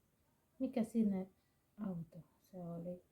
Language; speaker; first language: Finnish; non-native, learner; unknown